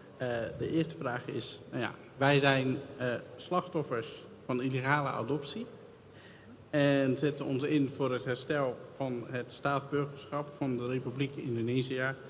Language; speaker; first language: Dutch; early bilingual, other home language; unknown